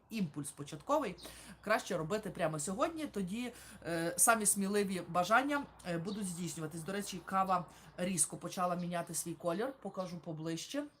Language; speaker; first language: Ukrainian; native; Ukrainian